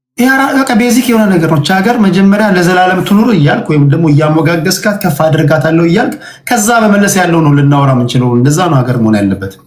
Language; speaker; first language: Amharic; native; Amharic